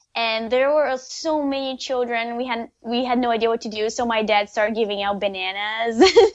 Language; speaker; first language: English; non-native, fluent; Portuguese